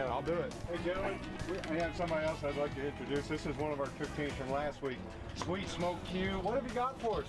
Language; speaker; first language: English; native; English